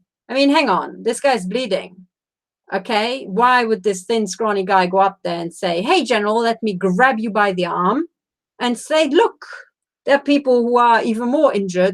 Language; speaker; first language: English; non-native, fluent; Romanian